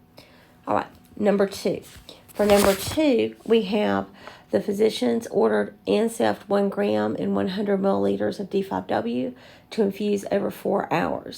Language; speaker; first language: English; native; English